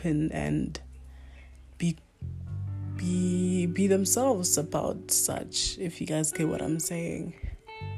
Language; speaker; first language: English; non-native, local second language; Northern Sotho